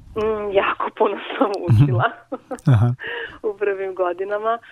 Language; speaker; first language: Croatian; non-native, local second language; Hungarian